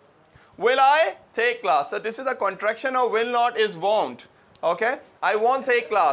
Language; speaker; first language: English; non-native, local second language; Urdu